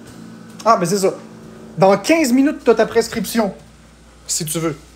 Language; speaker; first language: French; native; French